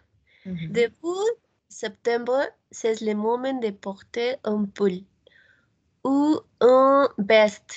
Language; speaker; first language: French; non-native, learner; Spanish